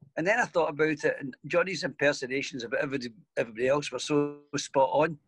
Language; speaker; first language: English; native; English